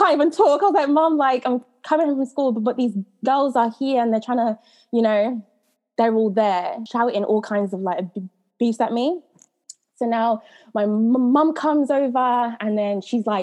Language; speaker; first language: English; native; English